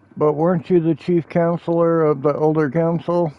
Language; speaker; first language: English; native; English